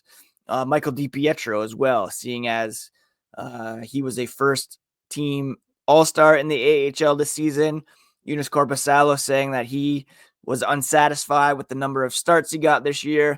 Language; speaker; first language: English; native; English